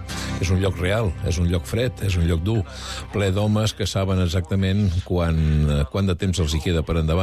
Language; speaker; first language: Catalan; native; Catalan